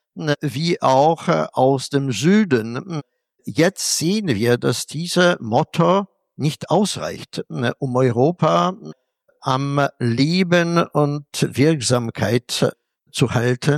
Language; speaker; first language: German; non-native, fluent; Polish